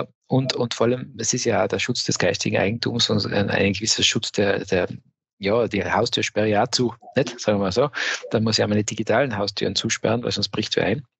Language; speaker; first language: German; native; German